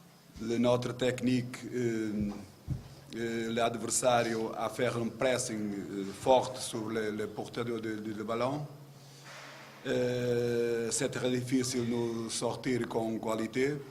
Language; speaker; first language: French; non-native, learner; Portuguese